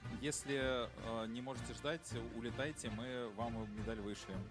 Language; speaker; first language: Russian; native; Russian